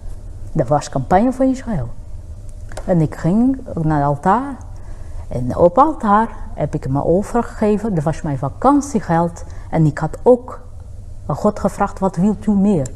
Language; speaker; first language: Dutch; non-native, fluent; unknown